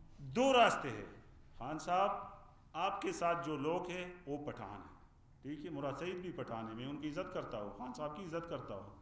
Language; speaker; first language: Urdu; non-native, fluent; Pashto